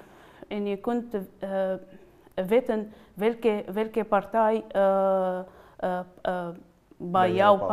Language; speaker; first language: Dutch; non-native, learner; Arabic